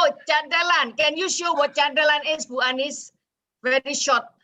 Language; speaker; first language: English; non-native, fluent; Indonesian